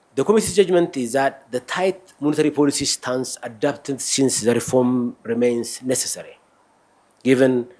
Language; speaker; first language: English; non-native, local second language; Amharic